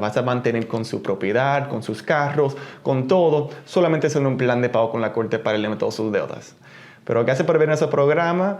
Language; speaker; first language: Spanish; early bilingual, heritage; Spanish